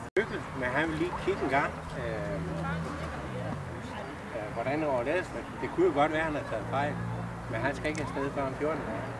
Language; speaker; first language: Danish; native; Danish